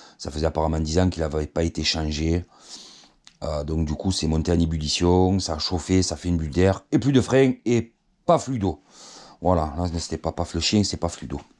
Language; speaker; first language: French; native; French